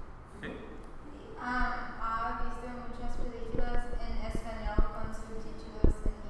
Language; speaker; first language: Spanish; early bilingual, heritage; Spanish